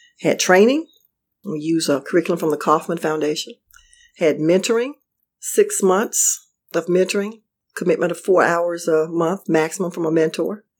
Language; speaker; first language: English; native; English